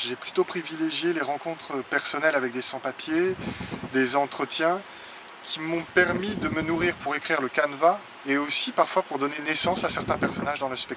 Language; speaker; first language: French; native; French